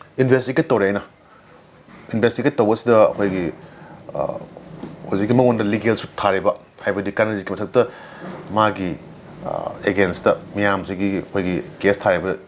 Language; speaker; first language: Manipuri; native; Manipuri